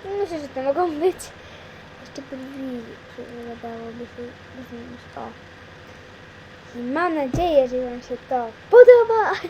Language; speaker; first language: Polish; native; Polish